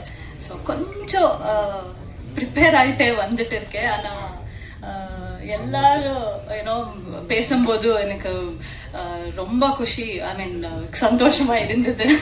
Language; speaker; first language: Tamil; non-native, learner; Kannada